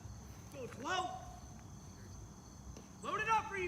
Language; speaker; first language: English; native; English